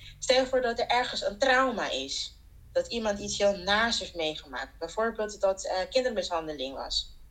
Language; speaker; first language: Dutch; non-native, local second language; Papiamento